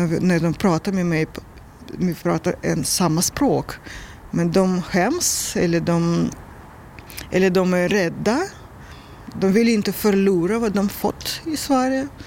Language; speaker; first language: Swedish; non-native, learner; Russian